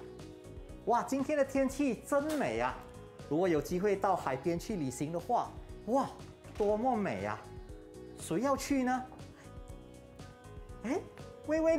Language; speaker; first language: Chinese; native; Chinese